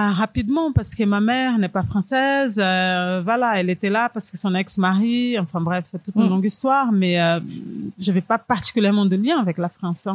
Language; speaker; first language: French; non-native, fluent; Portuguese